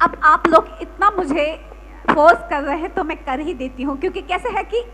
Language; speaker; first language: Hindi; non-native, local second language; Marathi